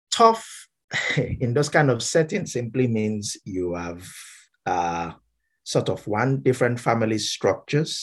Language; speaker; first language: English; non-native, local second language; Yoruba